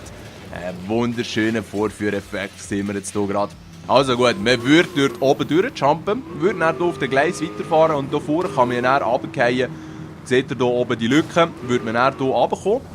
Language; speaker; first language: German; native; German